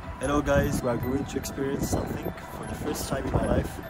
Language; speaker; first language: English; non-native, fluent; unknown